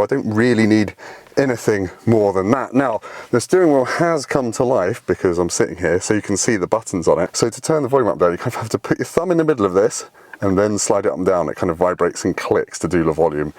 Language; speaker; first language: English; native; English